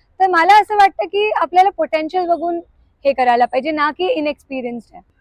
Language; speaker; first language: Marathi; non-native, local second language; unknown